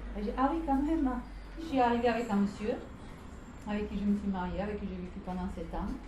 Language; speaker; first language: French; non-native, fluent; Portuguese